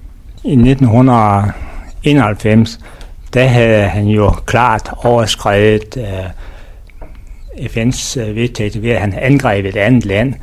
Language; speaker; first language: Danish; native; Danish